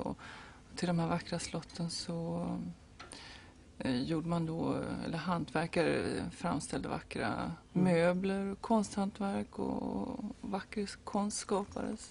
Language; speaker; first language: Swedish; native; Swedish